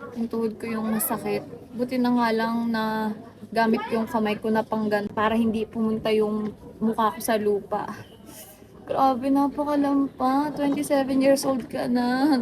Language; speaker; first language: Filipino; native; Filipino